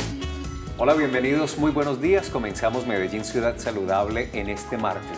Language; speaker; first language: Spanish; native; Spanish